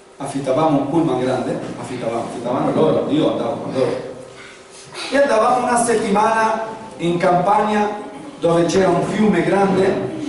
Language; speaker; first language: Italian; non-native, fluent; Spanish